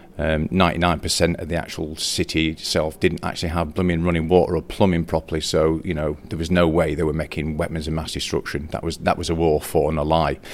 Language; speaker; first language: English; native; English